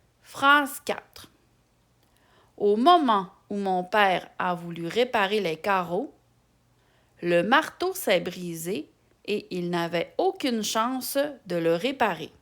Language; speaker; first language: French; native; French